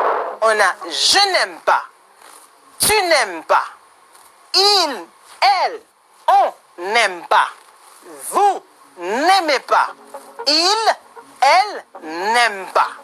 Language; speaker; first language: French; non-native, fluent; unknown